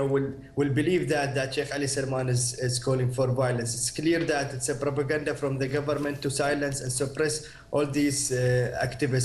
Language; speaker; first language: English; non-native, fluent; Arabic